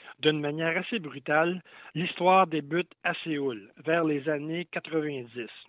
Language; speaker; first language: French; native; French